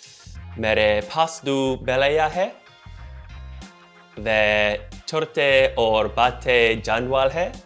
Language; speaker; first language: Hindi; non-native, learner; English